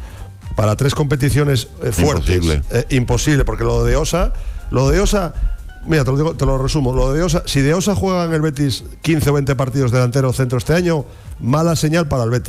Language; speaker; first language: Spanish; native; Spanish